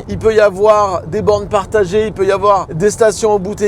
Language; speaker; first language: French; native; French